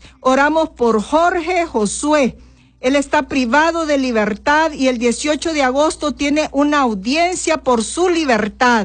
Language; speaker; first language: Spanish; native; Spanish